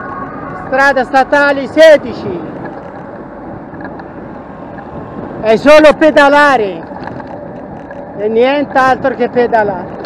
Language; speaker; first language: Italian; non-native, fluent; Arabic